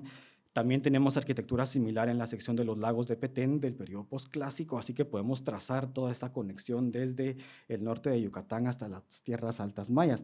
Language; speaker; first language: Spanish; native; Spanish